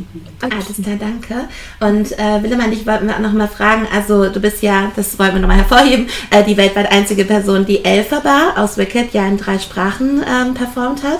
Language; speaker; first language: German; native; German